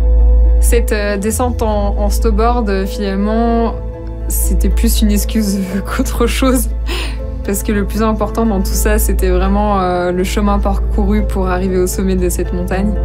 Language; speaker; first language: French; native; French